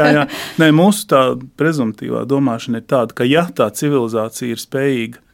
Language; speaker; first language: Latvian; native; Latvian